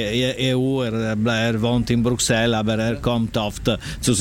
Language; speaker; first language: German; non-native, learner; Italian